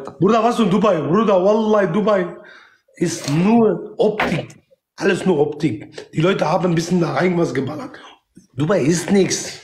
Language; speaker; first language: German; non-native, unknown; Kurdish